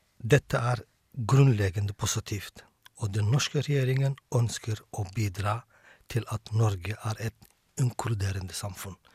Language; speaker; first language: Norwegian; non-native, fluent; Somali